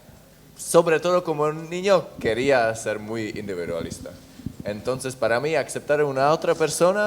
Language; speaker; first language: Spanish; non-native, fluent; Czech